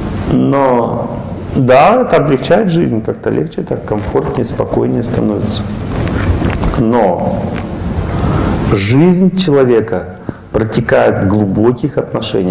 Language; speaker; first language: Russian; native; Russian